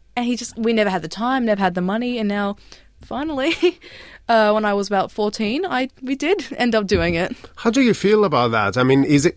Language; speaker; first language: English; native; English